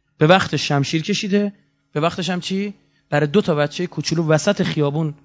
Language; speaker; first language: Persian; native; Persian